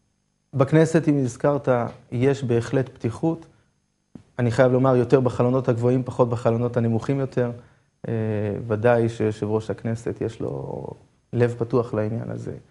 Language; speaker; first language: Hebrew; native; Hebrew